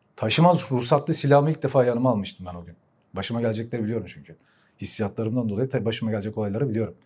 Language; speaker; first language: Turkish; early bilingual, heritage; Turkish